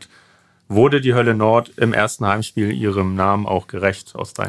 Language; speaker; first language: German; native; German